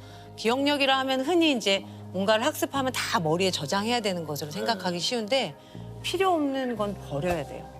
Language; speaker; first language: Korean; native; Korean